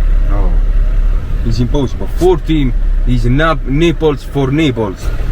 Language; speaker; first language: English; non-native, learner; Italian